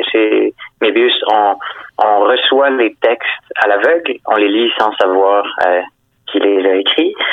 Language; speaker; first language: French; native; French